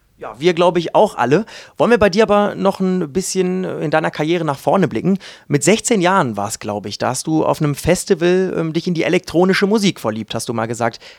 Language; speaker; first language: German; native; German